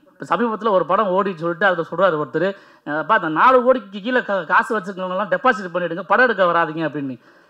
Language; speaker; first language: Tamil; native; Tamil